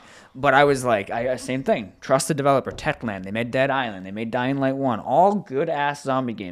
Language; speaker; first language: English; native; English